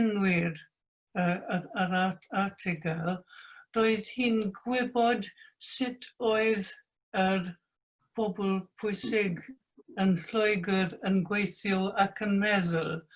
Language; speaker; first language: Welsh; non-native, fluent; English